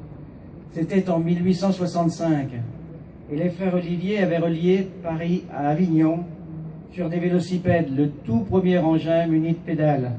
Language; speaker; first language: French; native; French